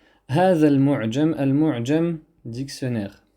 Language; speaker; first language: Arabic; non-native, fluent; French